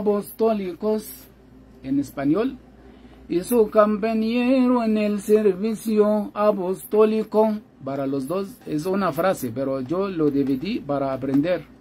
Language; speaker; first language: Spanish; non-native, fluent; Arabic